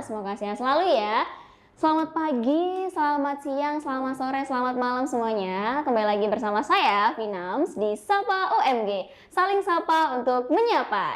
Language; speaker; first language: Indonesian; native; Indonesian